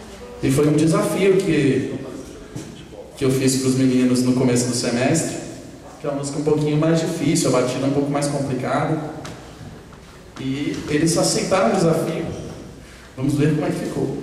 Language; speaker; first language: Portuguese; native; Portuguese